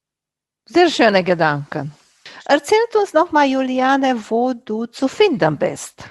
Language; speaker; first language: German; non-native, fluent; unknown